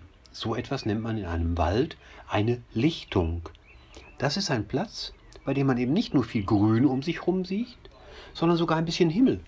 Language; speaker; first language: German; native; German